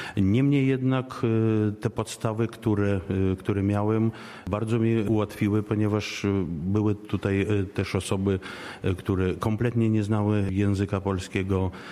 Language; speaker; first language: Polish; early bilingual, heritage; Polish